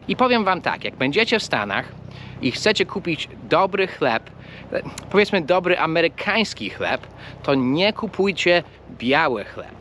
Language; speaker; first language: Polish; non-native, fluent; English